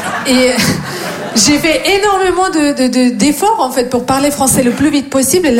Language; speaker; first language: French; non-native, fluent; Russian